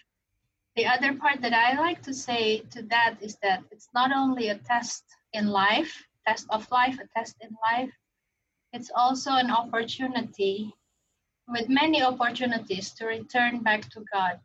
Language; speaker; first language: English; non-native, fluent; Indonesian